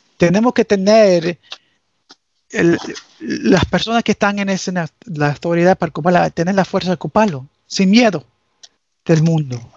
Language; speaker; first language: Spanish; early bilingual, heritage; English